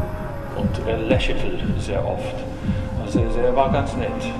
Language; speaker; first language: German; non-native, fluent; English